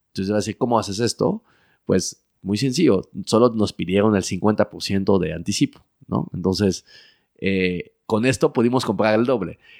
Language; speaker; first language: Spanish; early bilingual, heritage; French